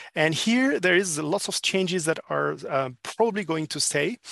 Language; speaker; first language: English; non-native, fluent; French